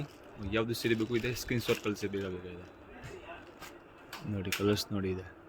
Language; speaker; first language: Kannada; non-native, local second language; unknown